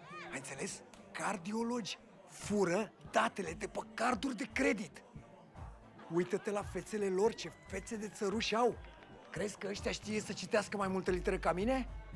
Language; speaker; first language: Romanian; native; Romanian